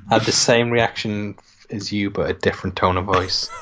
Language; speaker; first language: English; native; English